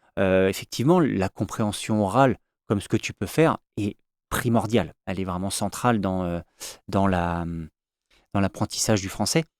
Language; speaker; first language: French; native; French